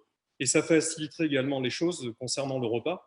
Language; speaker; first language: French; native; French